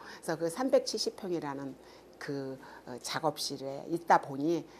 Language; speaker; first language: Korean; native; Korean